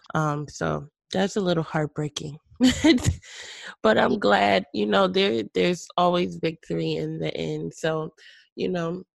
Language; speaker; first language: English; native; English